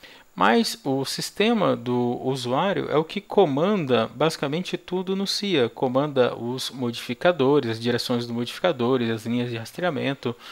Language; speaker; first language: Portuguese; native; Portuguese